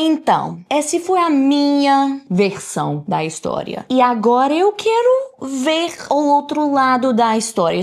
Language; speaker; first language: Portuguese; non-native, fluent; English